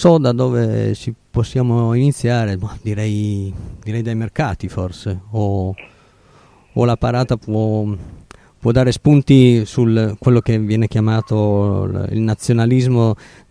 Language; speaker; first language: Italian; native; Italian